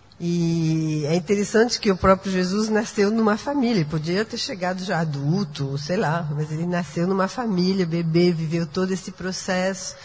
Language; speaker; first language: Portuguese; non-native, fluent; French